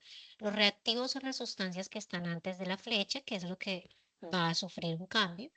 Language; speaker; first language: Spanish; native; Spanish